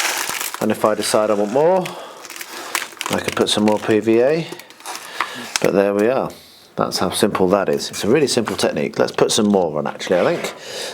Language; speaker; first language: English; native; English